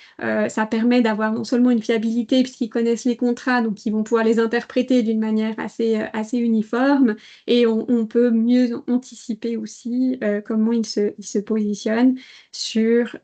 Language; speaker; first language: French; native; French